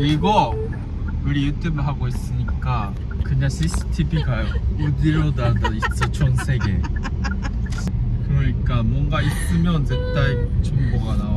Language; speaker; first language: Korean; non-native, learner; Japanese